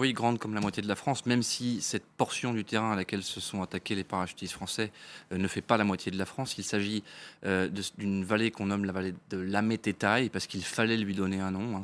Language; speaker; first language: French; native; French